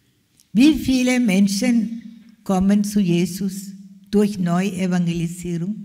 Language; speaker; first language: German; non-native, fluent; Malayalam